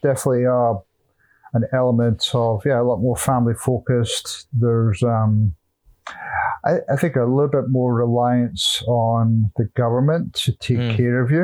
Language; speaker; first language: English; native; English